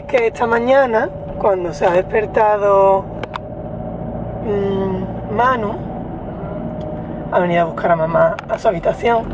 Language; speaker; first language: Spanish; native; Spanish